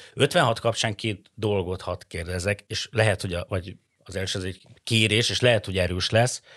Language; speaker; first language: Hungarian; native; Hungarian